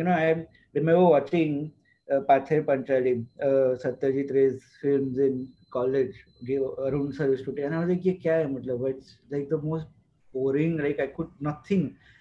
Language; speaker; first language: English; non-native, local second language; Gujarati